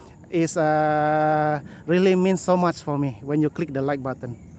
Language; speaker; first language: English; non-native, local second language; Malay